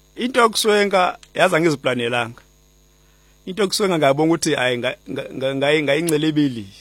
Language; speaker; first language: Zulu; non-native, local second language; Xhosa